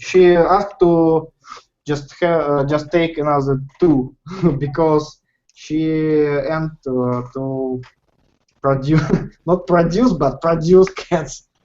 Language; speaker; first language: English; non-native, learner; Russian